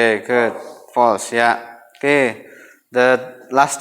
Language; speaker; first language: English; non-native, fluent; Indonesian